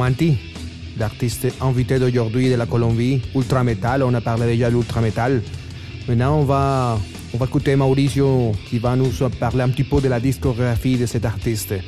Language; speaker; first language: French; non-native, fluent; Spanish